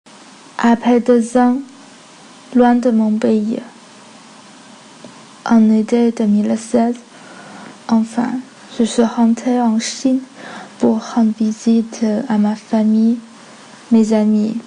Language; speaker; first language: French; non-native, learner; Chinese